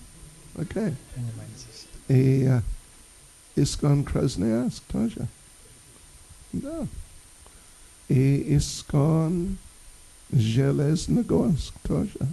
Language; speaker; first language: Russian; non-native, learner; English